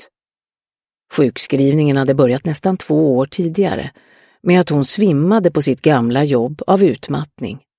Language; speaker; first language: Swedish; native; Swedish